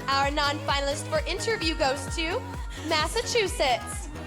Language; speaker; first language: English; native; English